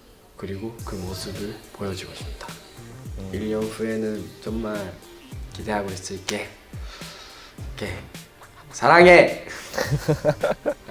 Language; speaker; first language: Korean; non-native, learner; Japanese